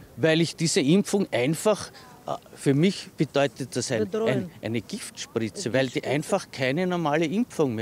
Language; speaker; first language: German; native; German